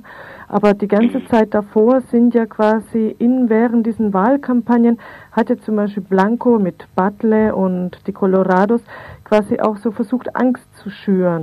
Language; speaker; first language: German; native; German